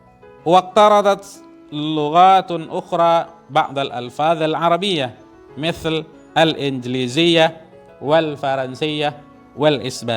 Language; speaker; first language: Arabic; non-native, fluent; Indonesian